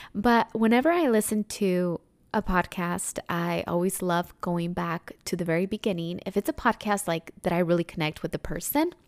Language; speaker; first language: English; early bilingual, other home language; Spanish